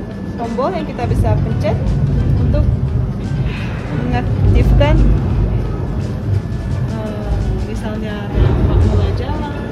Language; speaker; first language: Indonesian; non-native, fluent; Russian